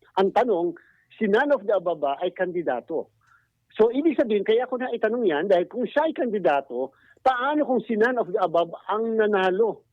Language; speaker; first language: Filipino; native; Filipino